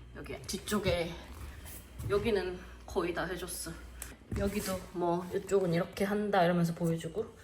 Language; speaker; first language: Korean; native; Korean